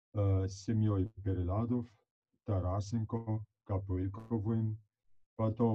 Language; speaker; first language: Russian; non-native, fluent; Italian